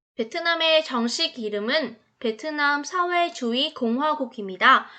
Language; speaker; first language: Korean; non-native, fluent; Vietnamese